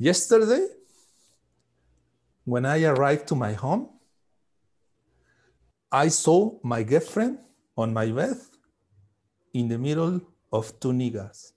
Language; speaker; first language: English; non-native, fluent; Spanish